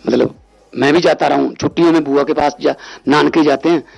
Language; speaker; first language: Hindi; non-native, local second language; Punjabi